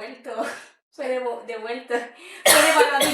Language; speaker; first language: Spanish; native; Spanish